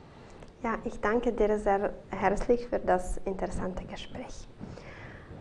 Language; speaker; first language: German; non-native, fluent; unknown